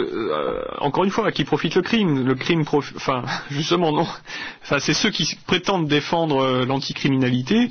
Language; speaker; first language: French; native; French